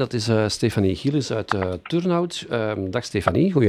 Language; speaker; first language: Dutch; native; Dutch